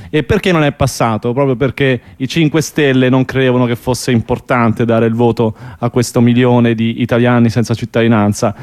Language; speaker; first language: Italian; native; Italian